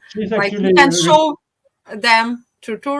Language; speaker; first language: English; non-native, fluent; Ukrainian